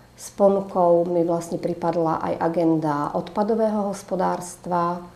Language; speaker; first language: Slovak; native; Slovak